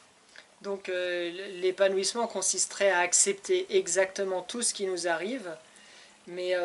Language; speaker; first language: French; native; French